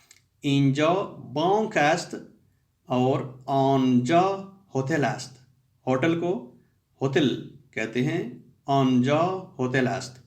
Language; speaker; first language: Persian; non-native, fluent; Urdu